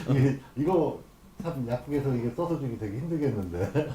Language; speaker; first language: Korean; native; Korean